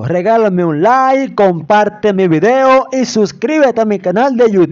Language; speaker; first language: Spanish; native; Spanish